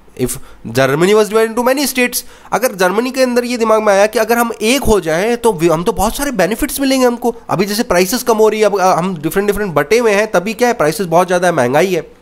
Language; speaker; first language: Hindi; native; Hindi